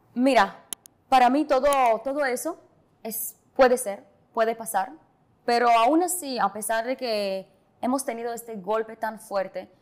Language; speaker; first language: Spanish; non-native, fluent; Hebrew